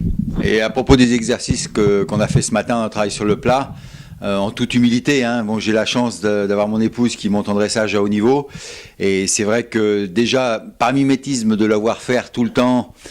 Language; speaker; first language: French; native; French